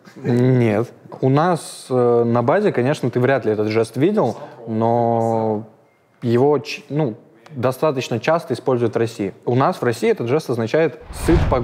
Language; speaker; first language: Russian; native; Russian